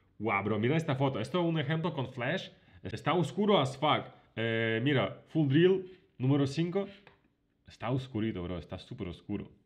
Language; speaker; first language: Spanish; non-native, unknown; Ukrainian